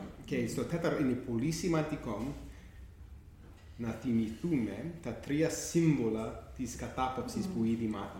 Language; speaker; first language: Greek; non-native, fluent; English